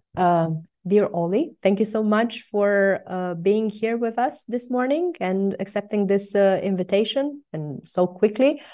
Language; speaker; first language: English; non-native, fluent; Romanian